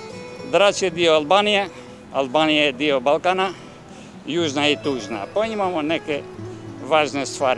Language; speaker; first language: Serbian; non-native, learner; Albanian